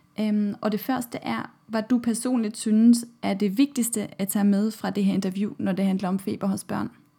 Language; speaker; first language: Danish; non-native, fluent; German